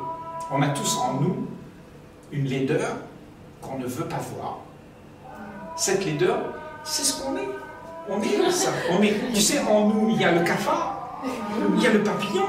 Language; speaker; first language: French; native; French